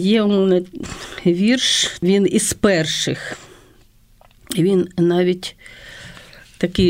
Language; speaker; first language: Ukrainian; native; Ukrainian